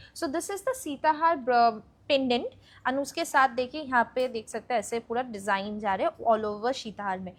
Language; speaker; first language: Hindi; non-native, local second language; Bangla